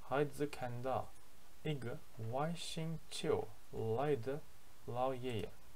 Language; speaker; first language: Chinese; non-native, learner; Turkish